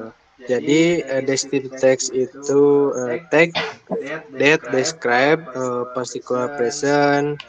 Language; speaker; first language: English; non-native, learner; Indonesian